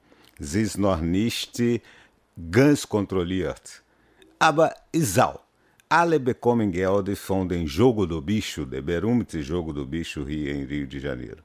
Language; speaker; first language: German; non-native, fluent; Portuguese